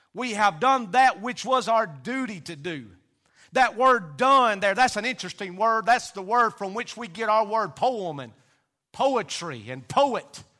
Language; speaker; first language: English; native; English